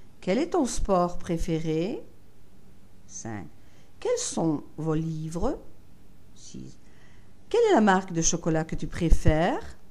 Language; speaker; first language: French; non-native, fluent; Italian